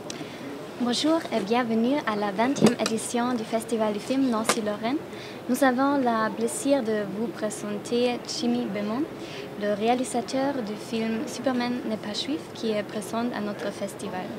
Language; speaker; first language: French; non-native, fluent; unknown